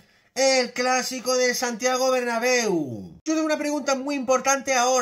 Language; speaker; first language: Spanish; native; Spanish